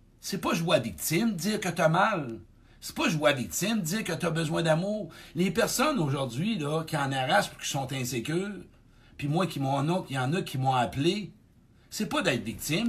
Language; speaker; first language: French; native; French